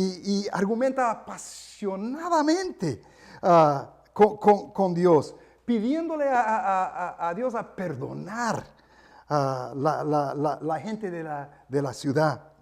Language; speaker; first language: Spanish; non-native, fluent; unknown